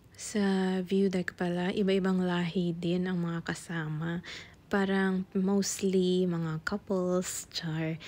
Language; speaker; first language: Filipino; non-native, local second language; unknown